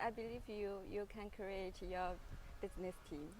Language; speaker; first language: English; non-native, learner; Chinese